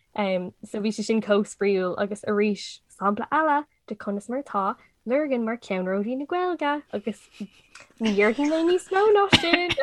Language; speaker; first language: Irish; non-native, local second language; English